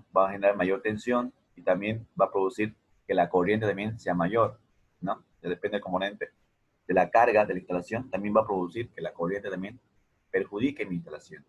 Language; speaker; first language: Spanish; native; Spanish